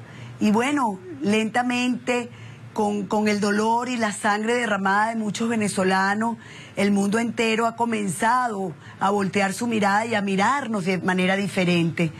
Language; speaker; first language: Spanish; native; Spanish